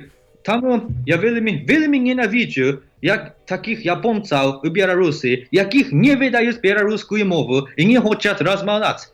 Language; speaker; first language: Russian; non-native, learner; Japanese